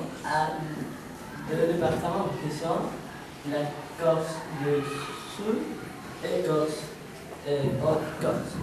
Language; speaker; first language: French; non-native, learner; Spanish